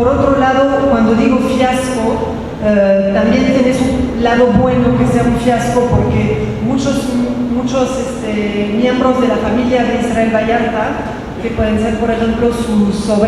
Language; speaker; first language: Spanish; non-native, fluent; French